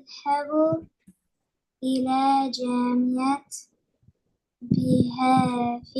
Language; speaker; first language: Arabic; non-native, learner; English